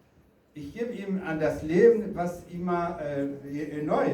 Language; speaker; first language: German; non-native, fluent; Rundi